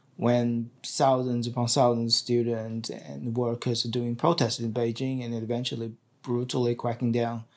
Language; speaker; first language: English; non-native, fluent; Chinese